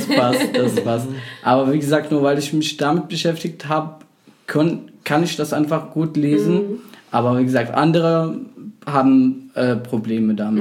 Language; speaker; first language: German; non-native, fluent; Arabic